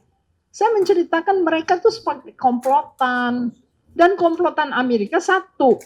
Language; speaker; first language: Indonesian; native; Indonesian